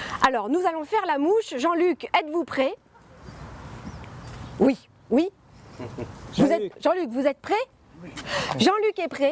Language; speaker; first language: French; native; French